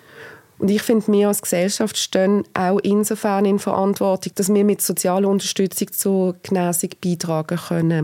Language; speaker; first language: German; native; German